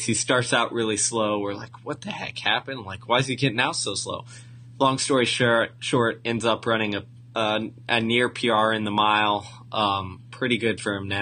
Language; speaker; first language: English; native; English